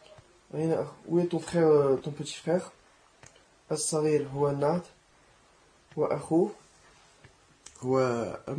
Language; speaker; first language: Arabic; non-native, learner; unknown